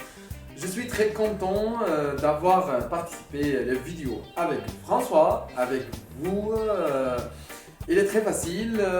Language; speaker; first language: French; non-native, learner; Arabic